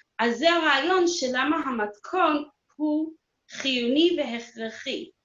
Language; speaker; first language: Hebrew; non-native, fluent; English